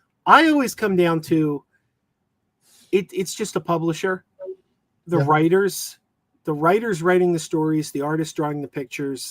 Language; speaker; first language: English; native; English